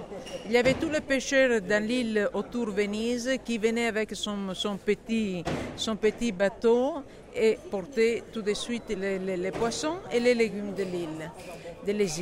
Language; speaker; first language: French; non-native, learner; Italian